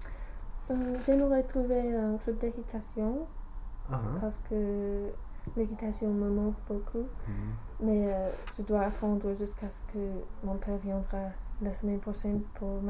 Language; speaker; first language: French; non-native, learner; English